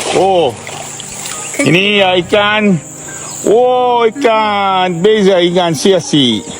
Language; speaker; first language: Malay; non-native, learner; English